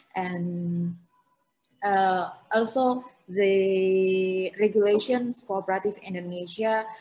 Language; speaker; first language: English; non-native, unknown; Indonesian